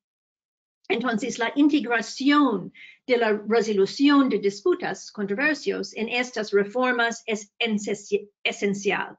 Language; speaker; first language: Spanish; non-native, fluent; English